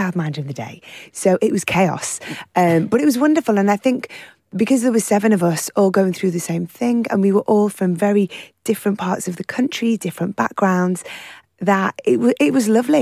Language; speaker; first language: English; native; English